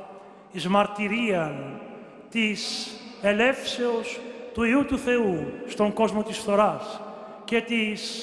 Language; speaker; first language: Greek; native; Greek